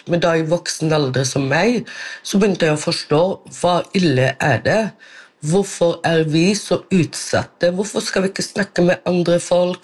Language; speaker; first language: Norwegian; non-native, local second language; Romany